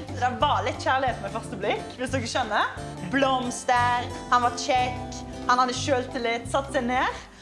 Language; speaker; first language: Norwegian; native; Norwegian